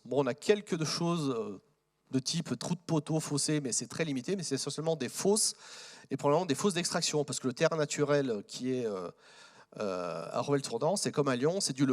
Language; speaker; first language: French; native; French